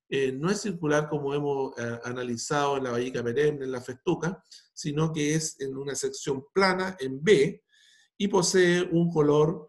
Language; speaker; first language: Spanish; native; Spanish